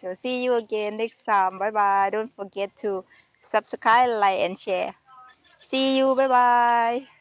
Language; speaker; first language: English; non-native, learner; Thai